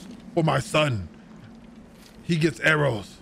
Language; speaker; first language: English; native; English